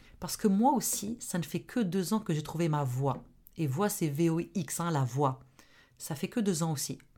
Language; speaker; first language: French; non-native, local second language; Arabic